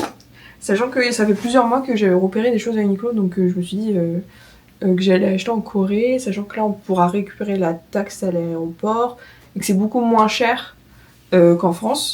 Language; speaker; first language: French; native; French